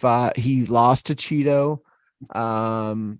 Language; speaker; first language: English; native; English